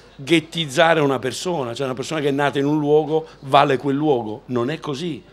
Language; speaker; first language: Italian; native; Italian